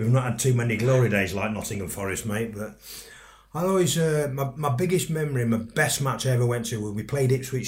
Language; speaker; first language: English; native; English